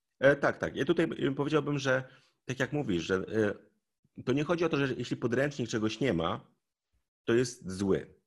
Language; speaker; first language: Polish; native; Polish